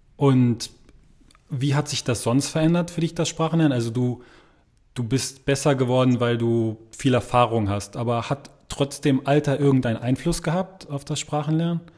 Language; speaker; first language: German; native; German